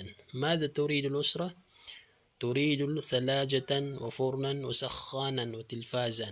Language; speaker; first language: Arabic; non-native, fluent; Filipino